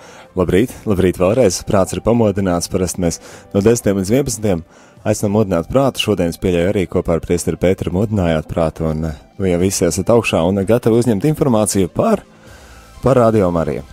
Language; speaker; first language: Latvian; native; Latvian